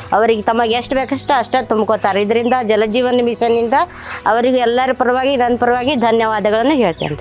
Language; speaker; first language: Kannada; non-native, local second language; Lambadi